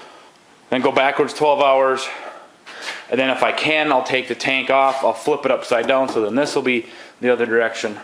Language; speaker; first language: English; native; English